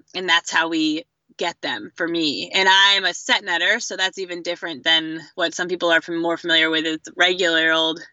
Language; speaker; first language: English; native; English